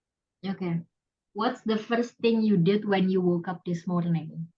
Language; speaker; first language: English; non-native, fluent; Indonesian